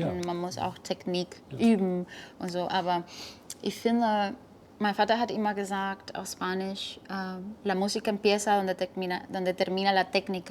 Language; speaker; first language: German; non-native, fluent; Spanish